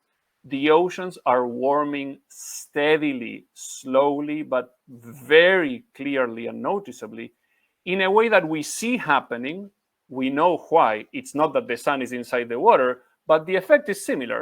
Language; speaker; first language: English; non-native, fluent; Spanish